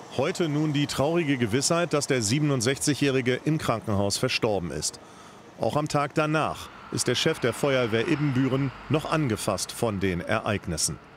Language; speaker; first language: German; native; German